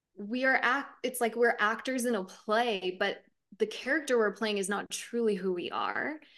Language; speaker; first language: English; native; English